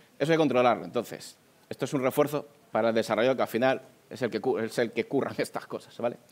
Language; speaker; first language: Spanish; native; Spanish